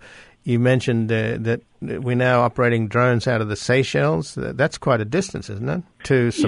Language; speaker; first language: English; native; English